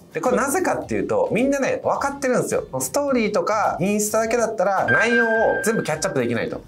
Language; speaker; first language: Japanese; native; Japanese